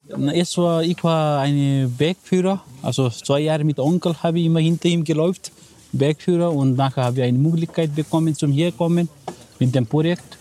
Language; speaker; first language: German; non-native, learner; Nepali